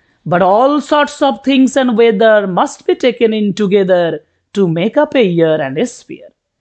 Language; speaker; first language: English; non-native, local second language; Bangla